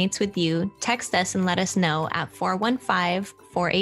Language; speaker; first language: English; native; English